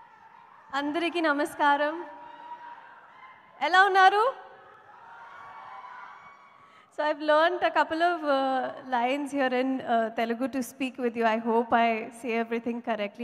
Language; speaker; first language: Telugu; non-native, learner; Hindi